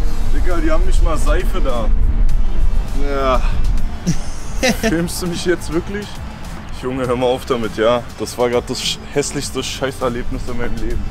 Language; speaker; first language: German; native; German